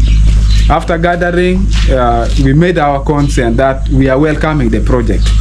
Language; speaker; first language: English; non-native, local second language; Acoli